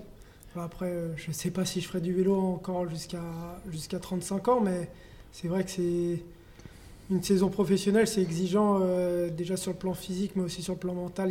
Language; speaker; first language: French; native; French